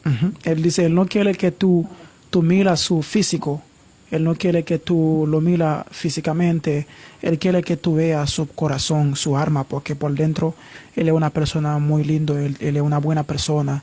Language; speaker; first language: Spanish; non-native, learner; Haitian Creole